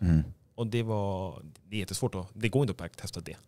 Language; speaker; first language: Swedish; native; Swedish